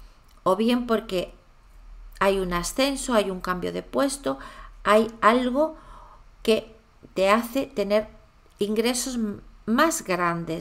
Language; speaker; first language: Spanish; native; Spanish